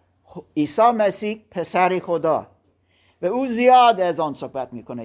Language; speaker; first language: Persian; non-native, learner; German